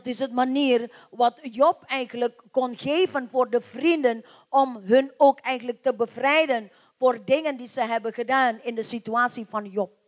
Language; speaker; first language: Dutch; non-native, learner; Indonesian